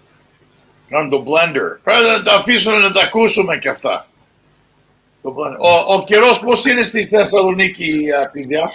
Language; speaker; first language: Greek; early bilingual, heritage; Greek